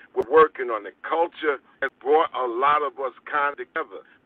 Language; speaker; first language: English; native; English